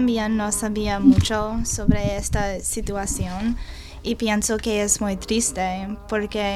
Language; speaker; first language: Spanish; non-native, learner; English